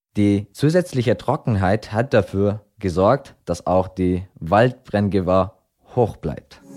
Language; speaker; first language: German; non-native, fluent; Arabic